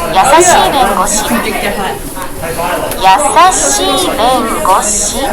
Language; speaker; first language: Japanese; non-native, learner; English